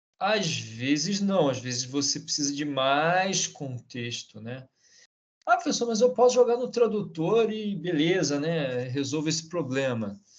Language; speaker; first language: Portuguese; native; Portuguese